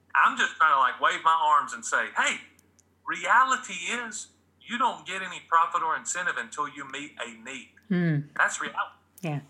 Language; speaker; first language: English; native; English